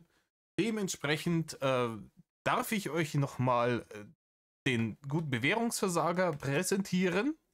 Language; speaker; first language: German; native; German